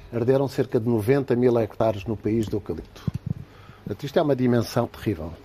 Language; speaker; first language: Portuguese; native; Portuguese